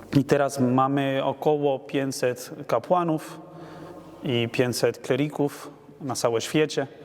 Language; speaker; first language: Polish; non-native, learner; Spanish